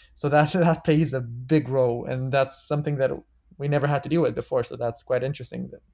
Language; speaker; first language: English; non-native, fluent; Bulgarian